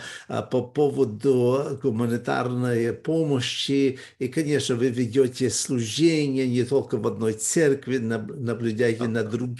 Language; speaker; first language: Russian; early bilingual, heritage; Russian